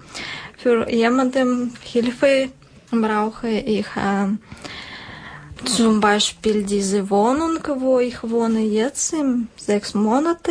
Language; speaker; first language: German; non-native, learner; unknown